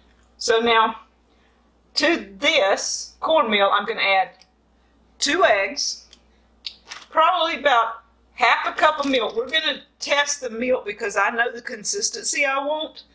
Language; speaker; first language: English; native; English